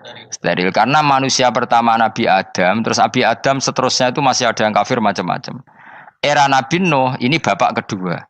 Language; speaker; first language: Indonesian; native; Indonesian